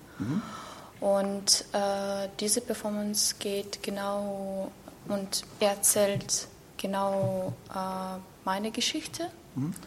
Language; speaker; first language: German; non-native, learner; Ukrainian